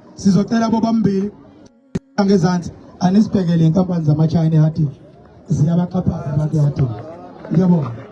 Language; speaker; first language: Zulu; native; Zulu